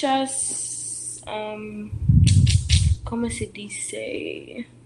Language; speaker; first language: Spanish; non-native, learner; English